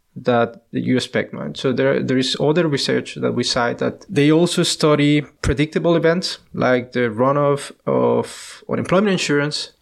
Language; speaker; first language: English; non-native, fluent; Spanish